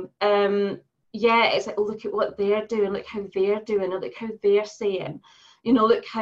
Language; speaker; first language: English; native; English